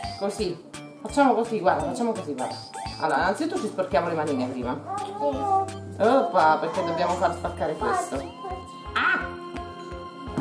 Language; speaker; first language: Italian; native; Italian